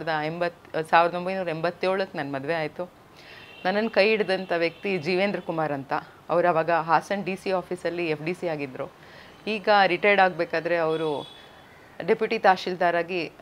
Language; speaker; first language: Kannada; native; Kannada